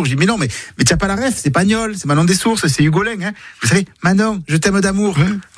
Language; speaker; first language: French; native; French